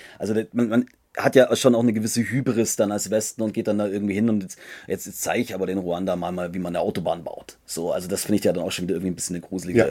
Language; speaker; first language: German; native; German